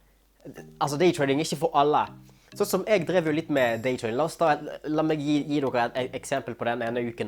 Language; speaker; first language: Norwegian; native; Norwegian